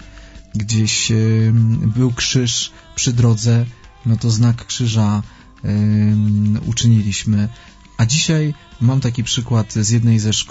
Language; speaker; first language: Polish; native; Polish